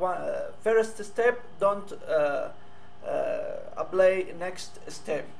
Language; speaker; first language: English; non-native, learner; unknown